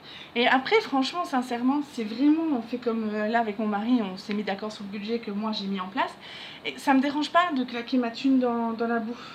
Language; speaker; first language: French; native; French